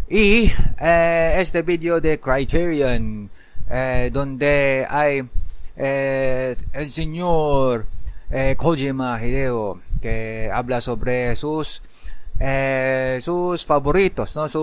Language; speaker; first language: Spanish; non-native, learner; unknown